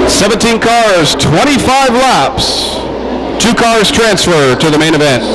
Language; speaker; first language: English; native; English